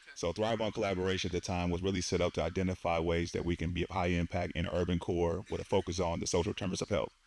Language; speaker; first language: English; native; English